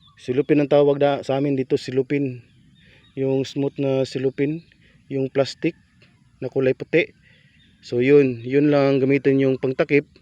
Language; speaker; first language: Filipino; non-native, local second language; Cebuano